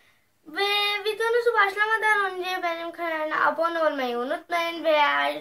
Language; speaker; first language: Turkish; non-native, fluent; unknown